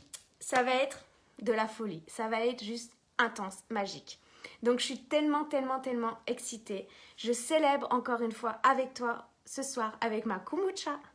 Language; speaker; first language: French; native; French